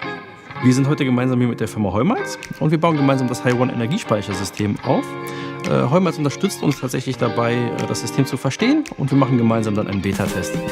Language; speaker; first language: German; native; German